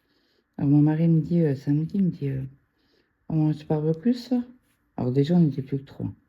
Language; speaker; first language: French; native; French